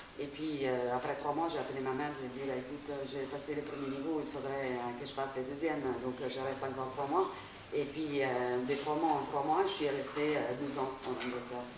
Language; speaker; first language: French; non-native, fluent; Italian